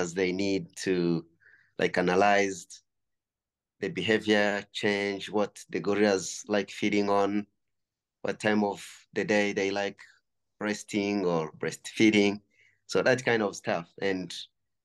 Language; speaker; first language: English; non-native, local second language; Kinyarwanda